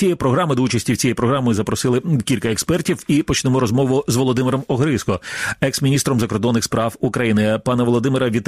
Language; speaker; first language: Ukrainian; native; Ukrainian